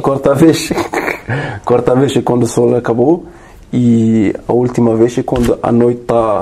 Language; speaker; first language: Portuguese; non-native, learner; French